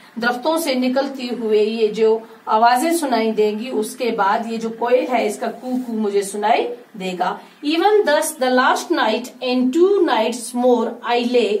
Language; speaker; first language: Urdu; non-native, local second language; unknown